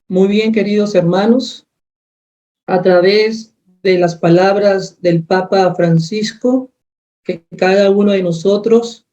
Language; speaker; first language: Spanish; native; Spanish